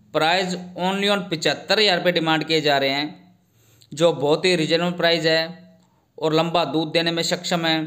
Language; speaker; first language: Hindi; native; Hindi